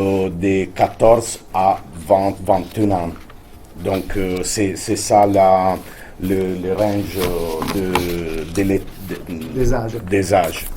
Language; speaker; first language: French; non-native, fluent; Italian